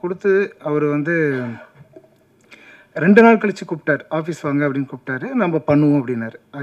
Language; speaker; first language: Tamil; native; Tamil